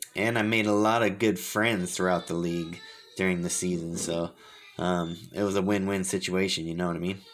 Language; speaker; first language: English; native; English